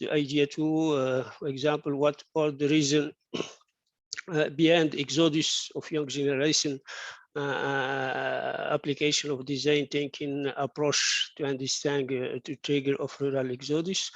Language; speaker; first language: English; non-native, fluent; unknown